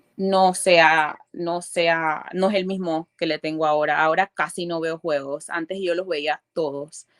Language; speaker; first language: Spanish; early bilingual, other home language; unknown